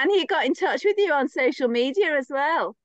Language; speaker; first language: English; native; English